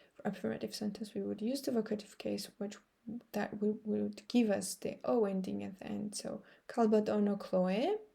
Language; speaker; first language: English; non-native, fluent; Georgian